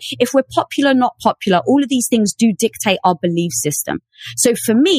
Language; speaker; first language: English; native; English